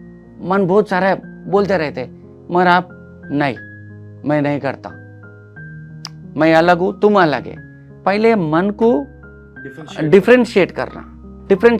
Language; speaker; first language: Hindi; non-native, local second language; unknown